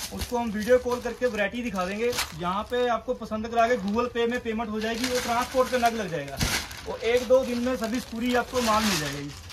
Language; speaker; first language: Hindi; non-native, local second language; Punjabi